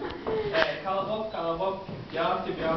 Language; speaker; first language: Russian; non-native, learner; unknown